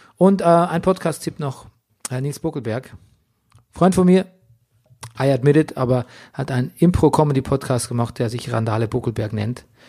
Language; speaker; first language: German; native; German